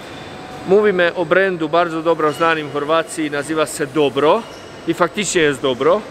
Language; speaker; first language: Polish; non-native, fluent; Croatian